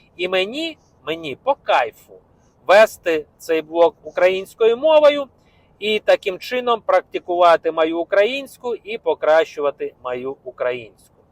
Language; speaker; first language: Ukrainian; non-native, local second language; Russian